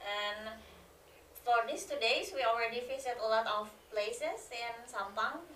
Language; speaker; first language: English; non-native, learner; Indonesian